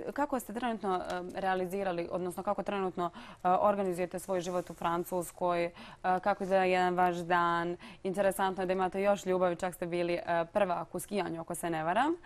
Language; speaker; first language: Bosnian; native; Bosnian